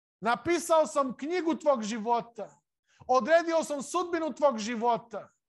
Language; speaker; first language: Serbian; non-native, local second language; Slovak